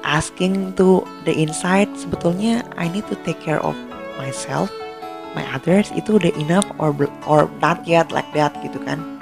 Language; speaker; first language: English; non-native, learner; Indonesian